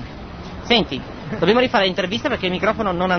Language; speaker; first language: Italian; native; Italian